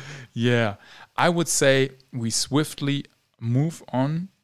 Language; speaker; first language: English; non-native, fluent; German